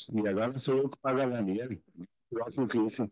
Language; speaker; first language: Spanish; non-native, fluent; Portuguese